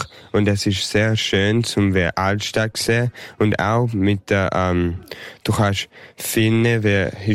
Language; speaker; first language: German; early bilingual, heritage; English